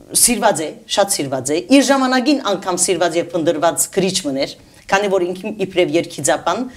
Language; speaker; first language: Armenian; native; Armenian